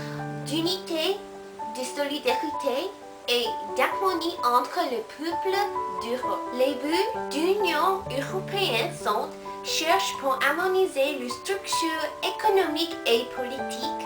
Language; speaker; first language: French; non-native, learner; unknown